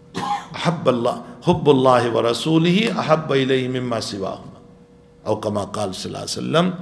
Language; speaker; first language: Urdu; non-native, local second language; Gujarati